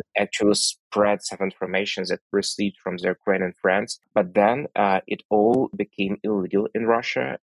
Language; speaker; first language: English; non-native, fluent; Russian